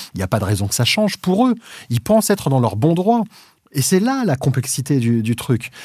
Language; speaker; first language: French; native; French